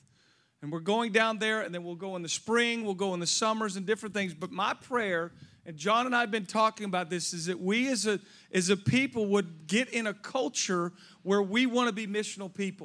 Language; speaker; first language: English; native; English